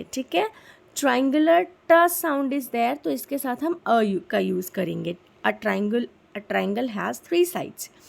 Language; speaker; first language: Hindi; native; Hindi